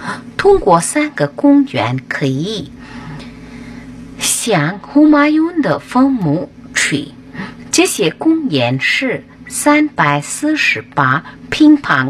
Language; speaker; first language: Chinese; non-native, fluent; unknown